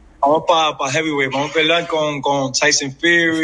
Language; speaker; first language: Spanish; early bilingual, heritage; English